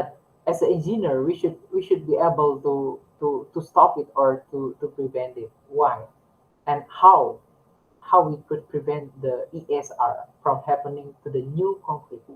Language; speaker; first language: English; non-native, learner; Indonesian